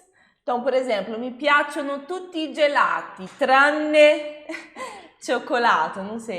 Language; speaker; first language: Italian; non-native, fluent; Portuguese